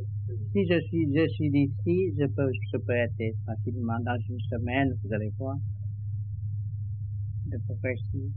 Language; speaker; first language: French; non-native, learner; Vietnamese